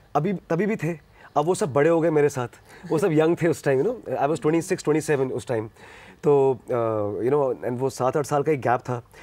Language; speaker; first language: Hindi; non-native, local second language; Punjabi